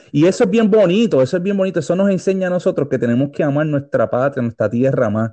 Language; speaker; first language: Spanish; native; Spanish